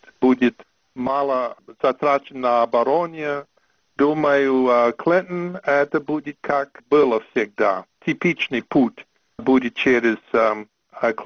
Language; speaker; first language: Russian; non-native, fluent; English